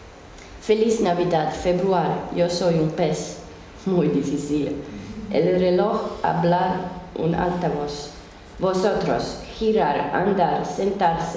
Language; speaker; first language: Spanish; non-native, learner; Finnish